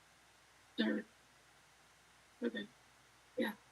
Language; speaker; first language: English; native; English